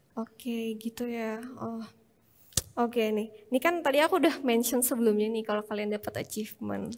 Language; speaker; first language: Indonesian; native; Indonesian